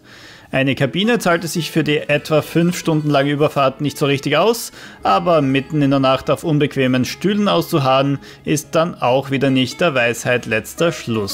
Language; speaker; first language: German; native; German